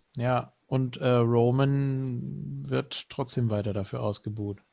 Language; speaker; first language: German; native; German